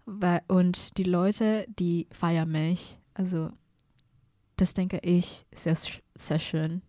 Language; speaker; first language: German; non-native, fluent; Indonesian